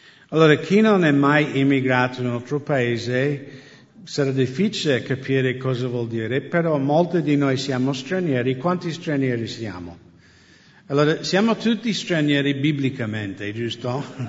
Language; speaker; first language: Italian; non-native, fluent; English